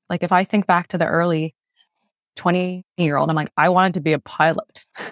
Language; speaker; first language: English; non-native, fluent; Chinese